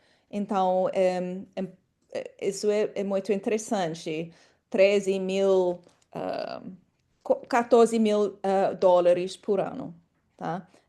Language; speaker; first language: Portuguese; non-native, fluent; English